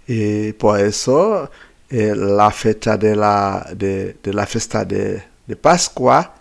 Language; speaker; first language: Spanish; non-native, fluent; Haitian Creole